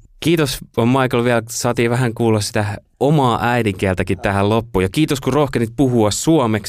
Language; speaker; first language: Finnish; native; Finnish